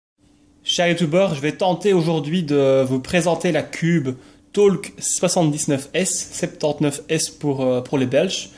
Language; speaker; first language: French; native; French